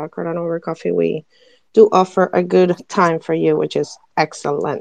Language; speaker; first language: English; non-native, fluent; Spanish